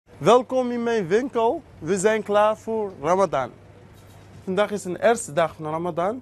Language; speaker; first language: Dutch; non-native, learner; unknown